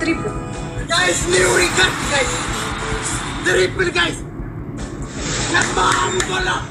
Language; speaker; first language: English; non-native, learner; Oromo